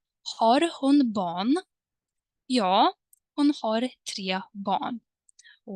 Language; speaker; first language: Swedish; non-native, fluent; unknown